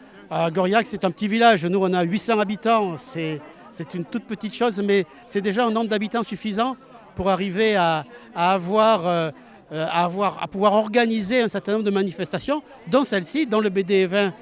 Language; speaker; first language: French; native; French